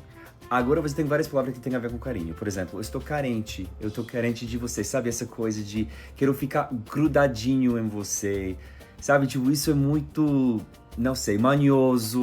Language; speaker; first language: Portuguese; non-native, fluent; English